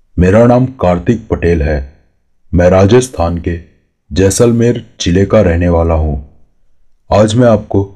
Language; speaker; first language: Hindi; native; Hindi